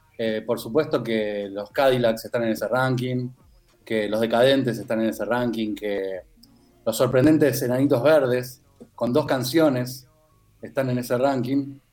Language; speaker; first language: Spanish; native; Spanish